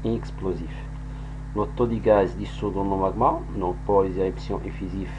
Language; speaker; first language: French; non-native, local second language; Arabic